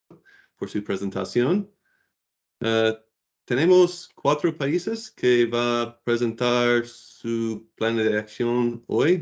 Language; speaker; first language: Spanish; non-native, learner; English